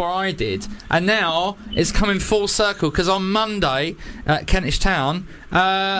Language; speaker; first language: English; native; English